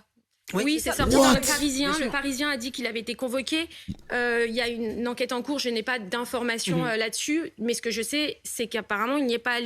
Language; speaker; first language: French; native; French